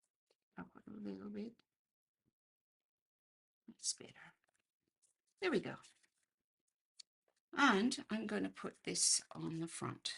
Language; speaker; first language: English; native; English